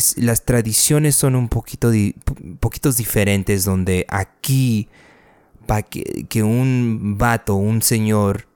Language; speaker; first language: Spanish; early bilingual, other home language; English